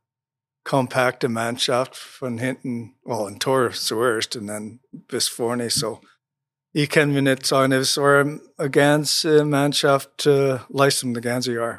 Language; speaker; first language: German; non-native, learner; English